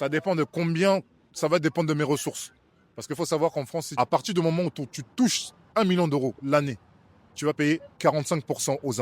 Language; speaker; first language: French; native; French